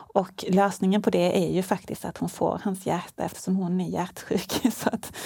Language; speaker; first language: Swedish; native; Swedish